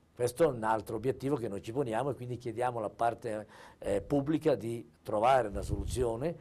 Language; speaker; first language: Italian; native; Italian